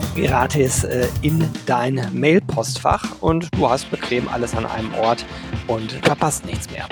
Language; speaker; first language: German; native; German